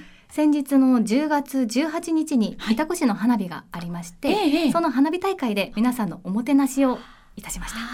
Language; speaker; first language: Japanese; native; Japanese